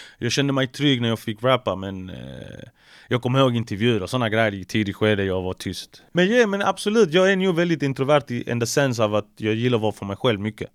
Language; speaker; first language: Swedish; early bilingual, other home language; Spanish